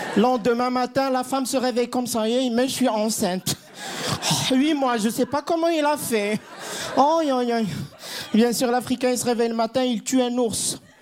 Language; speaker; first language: French; non-native, local second language; Kabyle